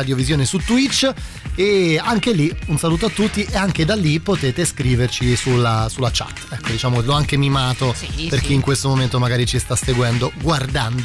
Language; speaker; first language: Italian; native; Italian